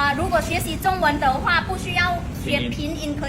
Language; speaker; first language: Chinese; non-native, fluent; Khmer